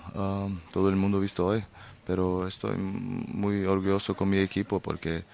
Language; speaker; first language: Spanish; non-native, learner; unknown